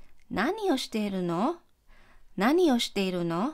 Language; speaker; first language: Japanese; non-native, fluent; Filipino